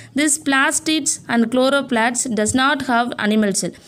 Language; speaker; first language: English; non-native, local second language; Tamil